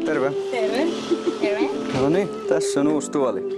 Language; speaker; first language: Finnish; native; Finnish